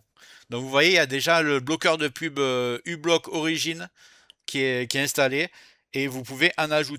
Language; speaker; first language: French; native; French